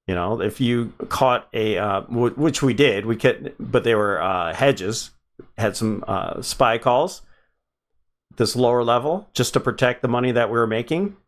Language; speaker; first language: English; native; English